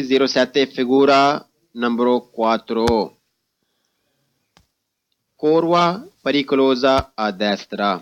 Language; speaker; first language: Italian; non-native, fluent; Urdu